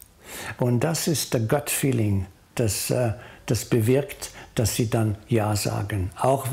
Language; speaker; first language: German; non-native, fluent; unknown